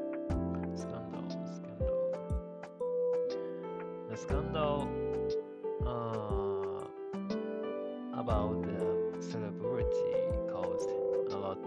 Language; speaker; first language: English; non-native, learner; Japanese